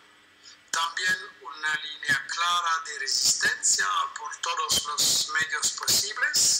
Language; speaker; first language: Spanish; non-native, fluent; French